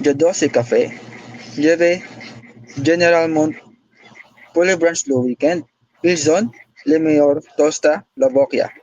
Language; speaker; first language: French; non-native, learner; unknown